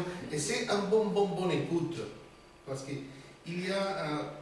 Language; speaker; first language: French; non-native, learner; Spanish